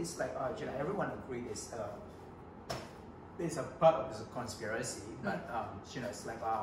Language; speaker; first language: English; non-native, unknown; Balinese